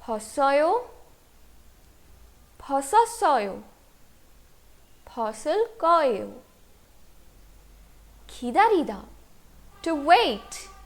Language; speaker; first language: Korean; non-native, fluent; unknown